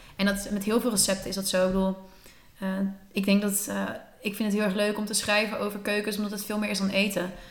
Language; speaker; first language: Dutch; native; Dutch